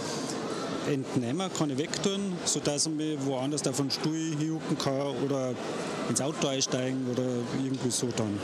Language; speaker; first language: German; native; German